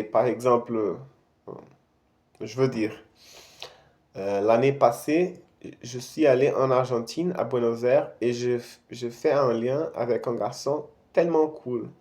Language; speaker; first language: French; non-native, fluent; Portuguese